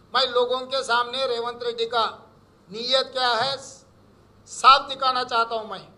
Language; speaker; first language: Hindi; non-native, local second language; Telugu